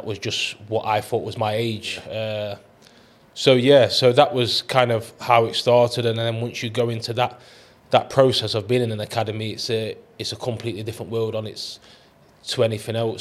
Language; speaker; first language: English; native; English